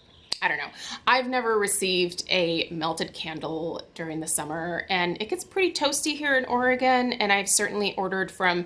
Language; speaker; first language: English; native; English